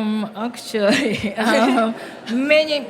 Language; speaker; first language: English; non-native, learner; Japanese